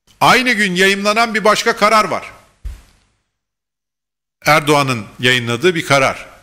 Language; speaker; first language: Turkish; native; Turkish